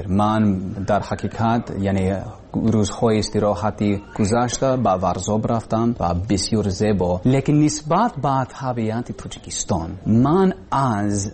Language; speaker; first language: Persian; non-native, learner; English